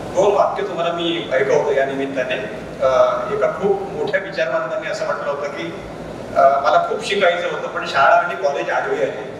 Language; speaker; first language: Marathi; native; Marathi